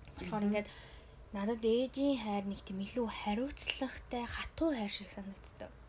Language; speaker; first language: Mongolian; native; Mongolian